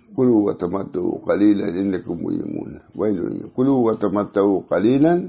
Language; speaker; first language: Urdu; native; Urdu